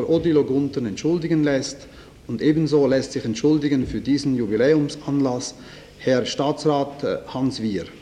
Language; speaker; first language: German; native; German